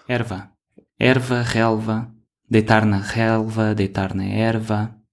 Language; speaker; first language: Portuguese; non-native, fluent; English